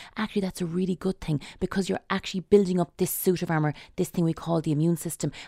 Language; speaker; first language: English; native; English